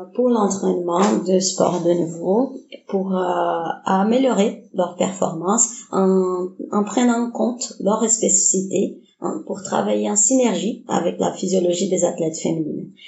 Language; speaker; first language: French; non-native, fluent; Portuguese